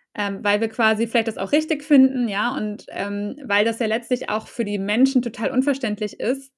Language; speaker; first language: German; native; German